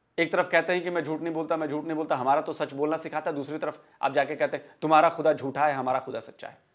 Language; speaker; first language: Hindi; native; Hindi